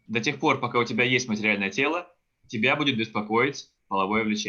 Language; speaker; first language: Russian; native; Russian